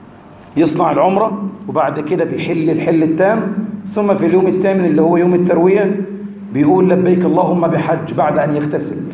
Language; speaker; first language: Arabic; native; Arabic